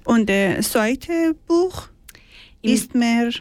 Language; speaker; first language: German; non-native, learner; Persian